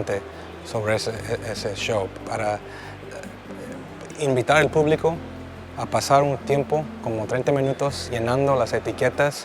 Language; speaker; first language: Spanish; early bilingual, heritage; Spanish